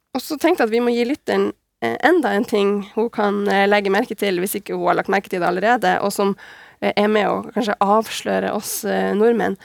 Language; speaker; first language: Norwegian; native; Norwegian